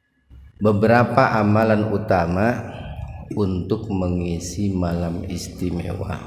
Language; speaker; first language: Indonesian; native; Indonesian